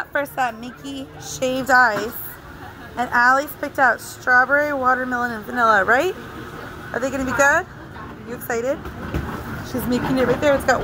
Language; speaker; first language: English; native; English